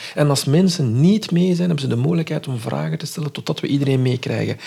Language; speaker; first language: Dutch; non-native, fluent; Arabic